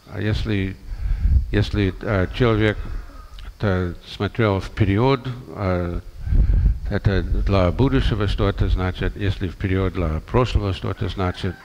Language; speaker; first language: Russian; non-native, fluent; English